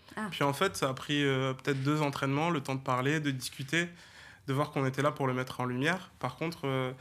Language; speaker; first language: French; native; French